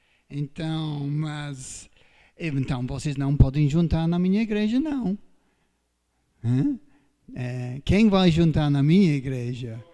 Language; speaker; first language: Portuguese; non-native, fluent; English